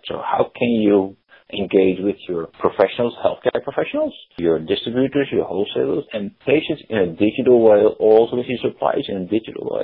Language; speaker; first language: English; non-native, fluent; Dutch